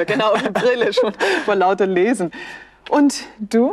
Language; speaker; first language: German; native; German